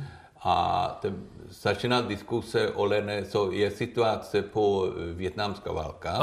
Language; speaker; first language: Czech; non-native, learner; Swedish